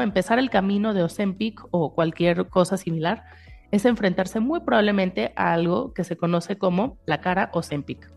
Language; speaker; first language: Spanish; native; Spanish